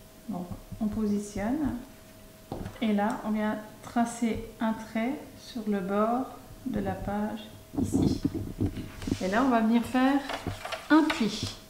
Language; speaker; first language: French; native; French